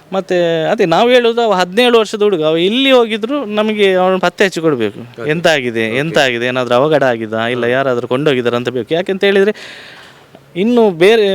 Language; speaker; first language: Kannada; native; Kannada